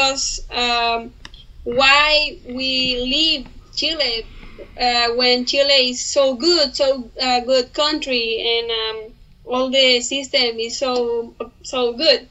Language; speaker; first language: English; non-native, learner; Spanish